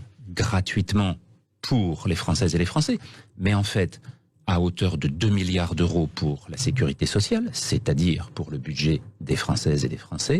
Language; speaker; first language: French; native; French